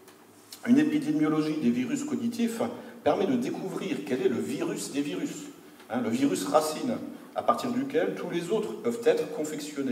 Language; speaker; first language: French; native; French